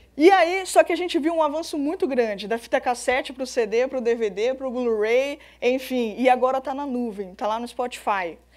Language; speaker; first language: Portuguese; native; Portuguese